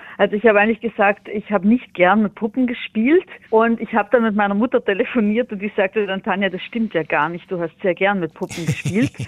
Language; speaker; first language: German; native; German